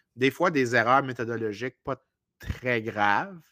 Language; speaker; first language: French; native; French